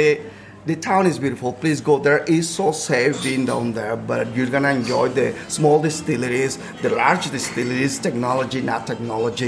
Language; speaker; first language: English; non-native, fluent; Spanish